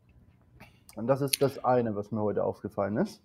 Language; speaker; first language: German; native; German